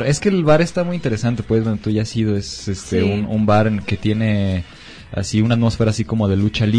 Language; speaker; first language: Spanish; native; Spanish